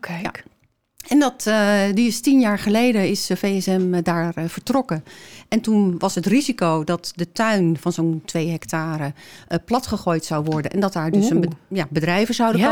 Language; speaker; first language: Dutch; native; Dutch